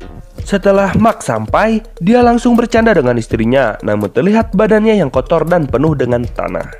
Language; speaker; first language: Indonesian; native; Indonesian